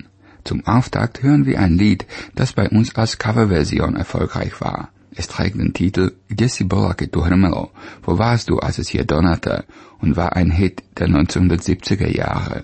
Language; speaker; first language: German; native; German